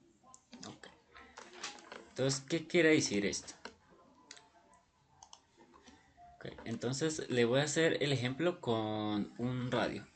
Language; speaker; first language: Spanish; native; Spanish